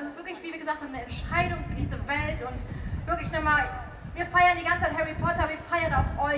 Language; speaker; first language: German; native; German